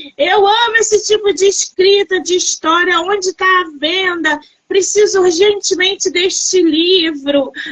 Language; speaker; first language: Portuguese; native; Portuguese